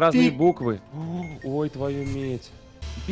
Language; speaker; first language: Russian; native; Russian